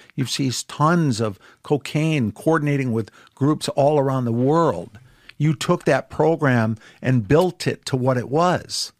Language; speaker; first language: English; native; English